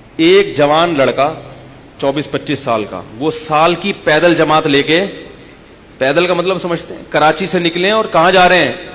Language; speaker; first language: Urdu; native; Urdu